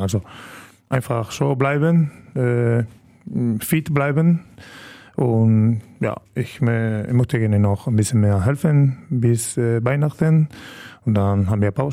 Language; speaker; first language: German; non-native, learner; Spanish